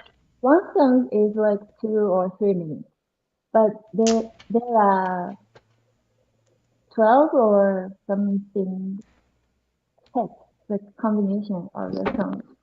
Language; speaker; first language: English; non-native, learner; Japanese